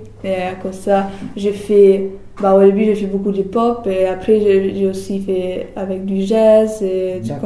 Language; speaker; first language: French; non-native, learner; German